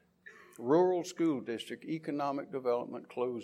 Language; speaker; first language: English; native; English